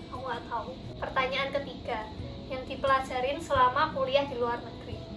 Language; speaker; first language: Indonesian; native; Indonesian